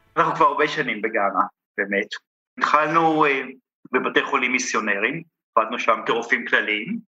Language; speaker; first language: Hebrew; native; Hebrew